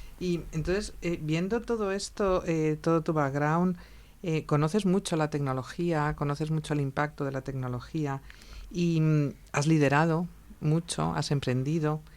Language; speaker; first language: Spanish; native; Spanish